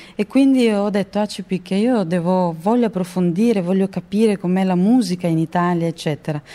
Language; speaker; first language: Italian; non-native, fluent; Portuguese